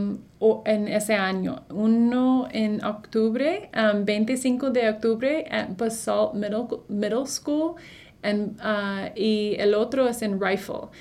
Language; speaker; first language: Spanish; non-native, fluent; English